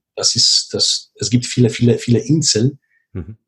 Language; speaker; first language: German; non-native, learner; Polish